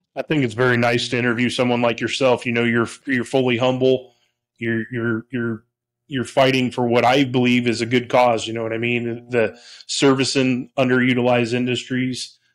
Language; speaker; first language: English; native; English